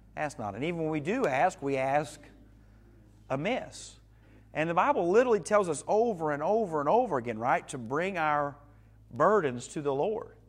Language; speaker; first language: English; native; English